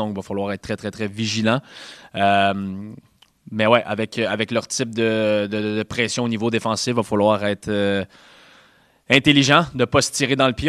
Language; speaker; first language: French; native; French